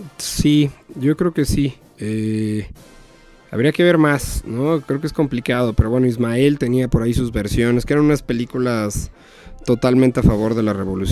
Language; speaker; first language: Spanish; native; Spanish